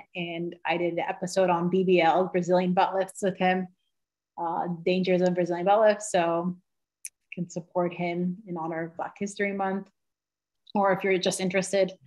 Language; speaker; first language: English; native; English